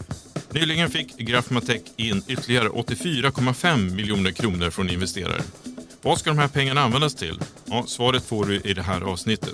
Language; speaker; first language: Swedish; native; Swedish